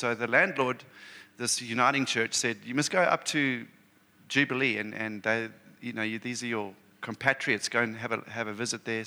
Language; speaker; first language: English; native; English